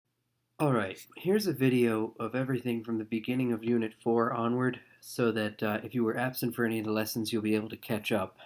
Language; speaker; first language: English; native; English